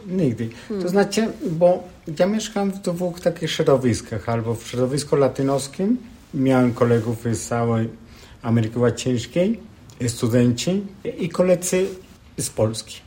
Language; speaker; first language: Polish; non-native, fluent; Spanish